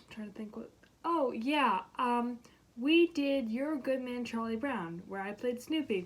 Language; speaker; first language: English; native; English